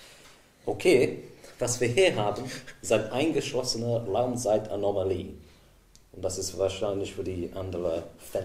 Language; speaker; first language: German; non-native, fluent; English